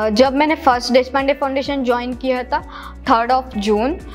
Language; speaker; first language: Hindi; non-native, local second language; Urdu